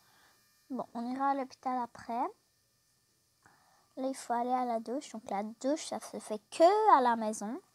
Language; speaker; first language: French; native; French